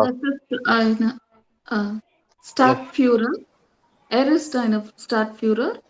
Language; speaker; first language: German; non-native, learner; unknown